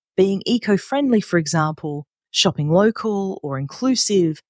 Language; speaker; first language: English; native; English